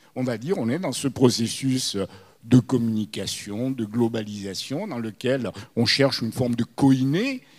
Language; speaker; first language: French; early bilingual, other home language; Italian